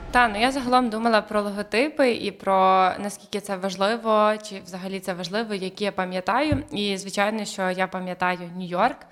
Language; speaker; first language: Ukrainian; native; Ukrainian